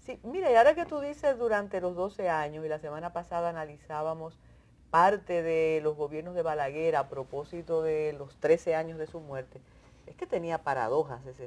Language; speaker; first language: Spanish; native; Spanish